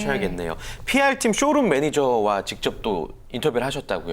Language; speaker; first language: Korean; native; Korean